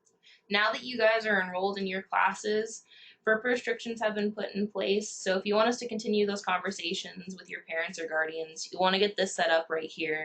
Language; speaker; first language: English; native; English